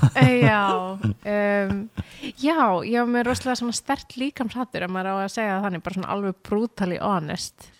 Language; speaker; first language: Icelandic; native; Icelandic